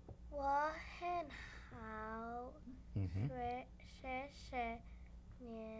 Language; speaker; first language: Chinese; non-native, learner; English